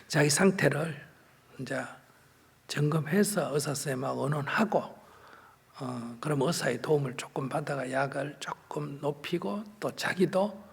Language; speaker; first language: Korean; native; Korean